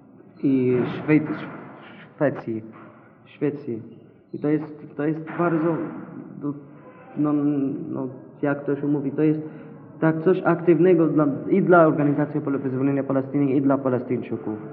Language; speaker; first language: Polish; non-native, learner; Arabic